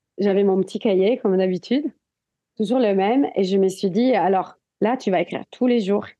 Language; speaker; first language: French; non-native, fluent; Italian